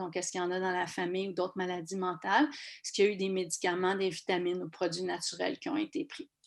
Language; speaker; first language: French; native; French